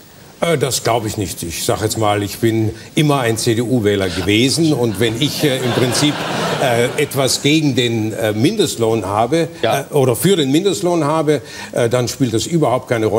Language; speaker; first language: German; native; German